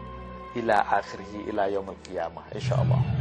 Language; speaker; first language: Arabic; non-native, learner; Malay